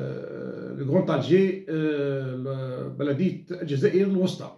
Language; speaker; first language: Arabic; native; Arabic